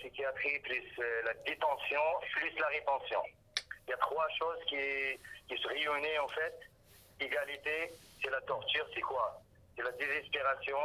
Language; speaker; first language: French; non-native, local second language; Arabic